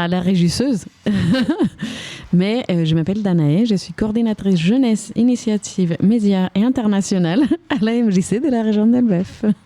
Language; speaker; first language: French; native; French